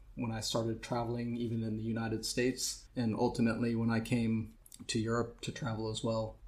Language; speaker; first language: English; native; English